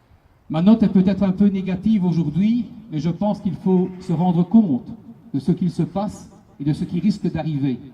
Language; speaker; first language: French; native; French